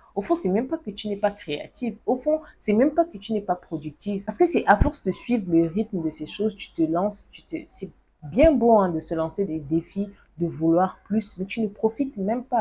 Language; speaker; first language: French; non-native, local second language; Lingala